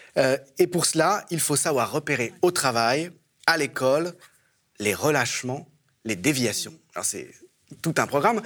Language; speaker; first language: French; native; French